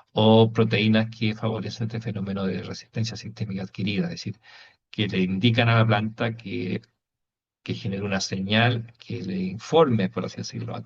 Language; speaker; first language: Spanish; native; Spanish